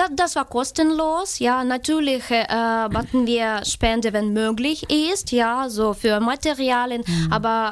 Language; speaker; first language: German; non-native, fluent; Ukrainian